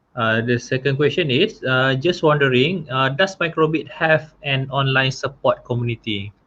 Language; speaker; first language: English; non-native, local second language; Malay